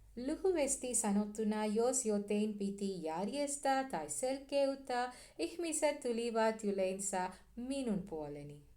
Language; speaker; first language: Finnish; non-native, learner; Tamil